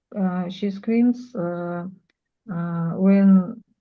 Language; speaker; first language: English; non-native, learner; Russian